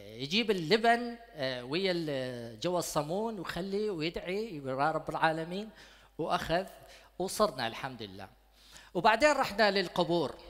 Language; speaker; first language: Arabic; non-native, local second language; Kurdish